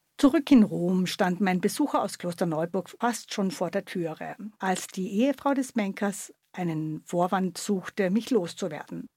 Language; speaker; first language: German; native; German